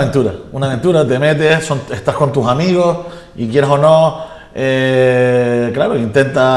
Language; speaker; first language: Spanish; native; Spanish